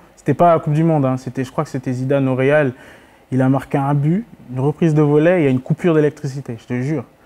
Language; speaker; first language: French; native; French